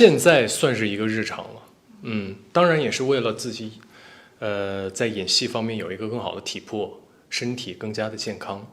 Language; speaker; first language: Chinese; native; Chinese